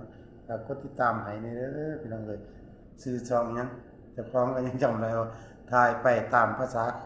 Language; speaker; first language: Thai; non-native, local second language; Northeastern Thai